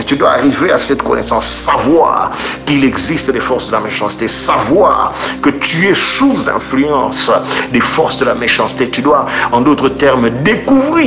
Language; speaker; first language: French; native; French